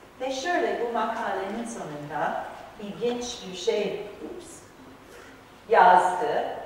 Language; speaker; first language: Turkish; non-native, fluent; English